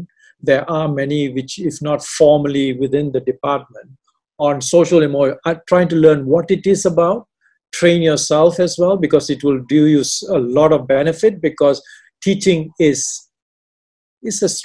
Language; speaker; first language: English; non-native, local second language; Tamil